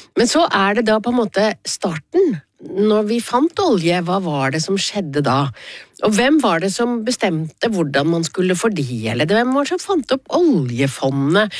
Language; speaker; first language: Norwegian; native; Norwegian